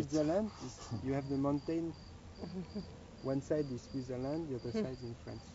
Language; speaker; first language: English; non-native, learner; French